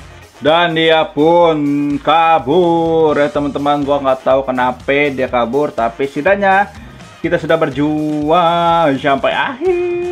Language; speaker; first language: Indonesian; native; Indonesian